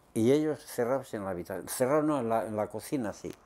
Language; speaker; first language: Spanish; native; Spanish